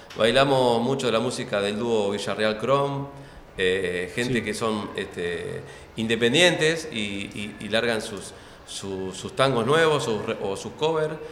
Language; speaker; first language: Spanish; native; Spanish